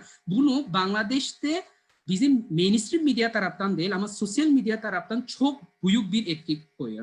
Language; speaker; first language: Turkish; non-native, fluent; Bangla